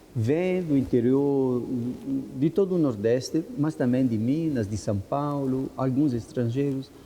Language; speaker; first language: Portuguese; non-native, fluent; Italian